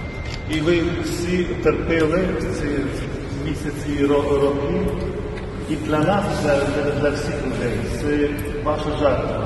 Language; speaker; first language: Ukrainian; non-native, fluent; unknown